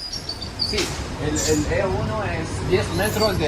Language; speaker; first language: Spanish; non-native, learner; Arabic